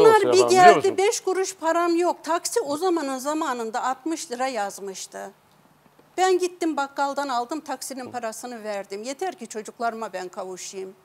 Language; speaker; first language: Turkish; native; Turkish